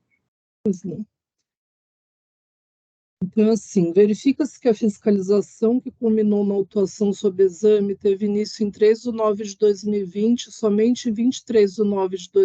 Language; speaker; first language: Portuguese; native; Portuguese